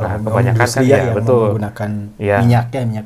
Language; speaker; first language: Indonesian; non-native, local second language; Sundanese